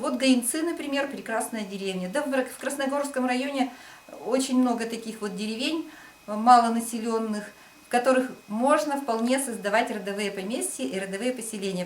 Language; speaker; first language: Russian; native; Russian